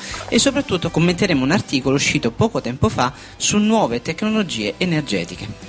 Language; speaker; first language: Italian; native; Italian